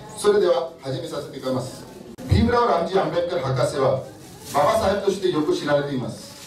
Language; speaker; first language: Japanese; non-native, fluent; Marathi